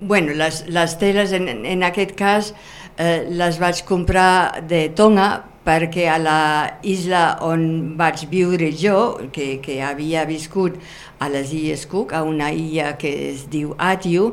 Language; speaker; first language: Catalan; non-native, fluent; German